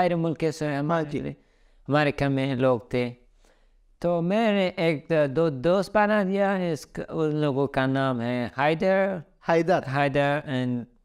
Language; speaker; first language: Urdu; early bilingual, other home language; Pashto